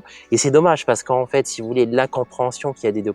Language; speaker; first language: French; native; French